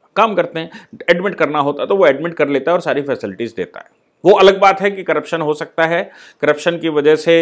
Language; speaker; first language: Hindi; native; Hindi